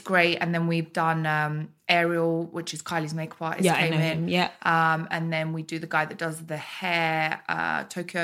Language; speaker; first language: English; early bilingual, other home language; Bulgarian